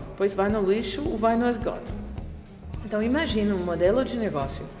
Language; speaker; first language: Portuguese; non-native, fluent; English